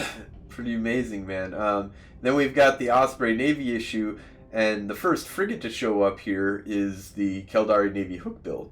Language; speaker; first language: English; native; English